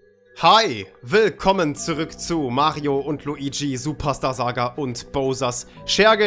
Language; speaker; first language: German; native; German